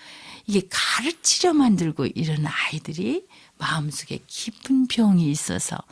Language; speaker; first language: Korean; native; Korean